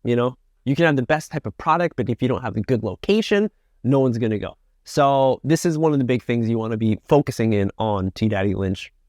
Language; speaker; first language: English; native; English